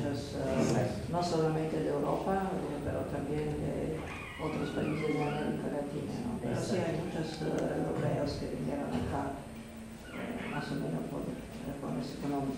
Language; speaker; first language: Spanish; non-native, learner; Slovenian